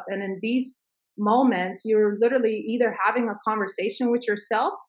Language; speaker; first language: English; early bilingual, other home language; Swedish